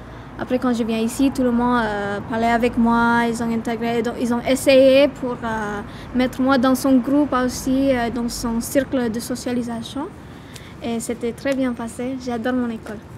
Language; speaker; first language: French; non-native, learner; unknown